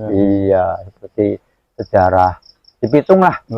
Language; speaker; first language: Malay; non-native, local second language; Javanese